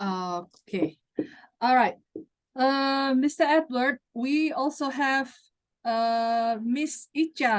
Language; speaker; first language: English; non-native, fluent; Indonesian